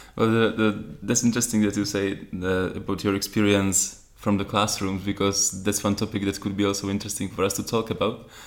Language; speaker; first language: English; non-native, fluent; Czech